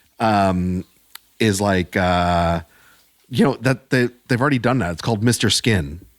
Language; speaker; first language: English; native; English